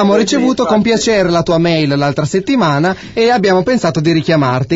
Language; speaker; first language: Italian; native; Italian